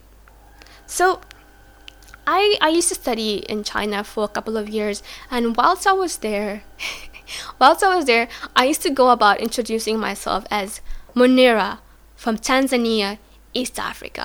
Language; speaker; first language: English; non-native, local second language; Swahili